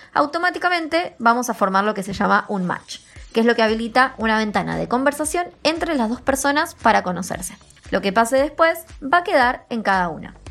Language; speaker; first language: Spanish; native; Spanish